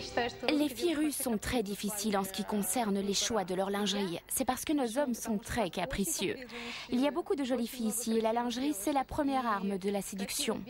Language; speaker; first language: French; native; French